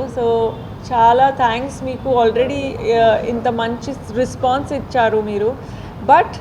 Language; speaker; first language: Telugu; non-native, fluent; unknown